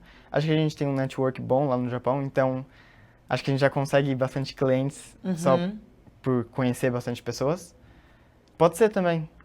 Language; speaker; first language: Portuguese; early bilingual, heritage; Portuguese